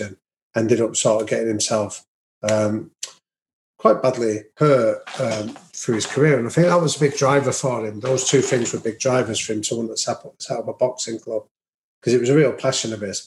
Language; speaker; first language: English; native; English